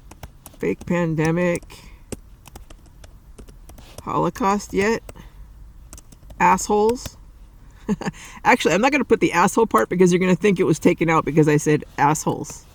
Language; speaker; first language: English; native; English